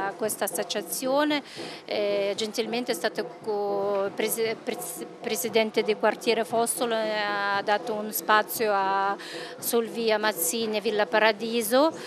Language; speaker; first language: Italian; non-native, learner; Russian